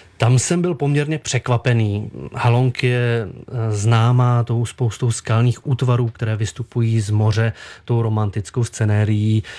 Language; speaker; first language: Czech; native; Czech